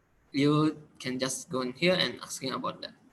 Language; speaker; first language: English; non-native, learner; Indonesian